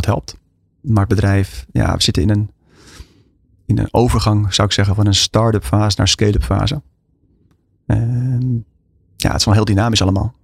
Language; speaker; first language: Dutch; native; Dutch